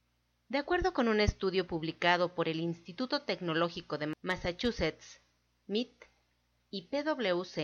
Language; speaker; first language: Spanish; native; Spanish